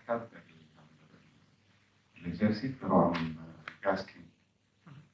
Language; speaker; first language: Catalan; non-native, fluent; Arabic